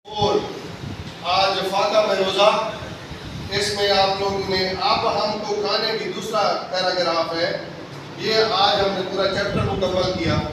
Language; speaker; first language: Urdu; non-native, local second language; Saraiki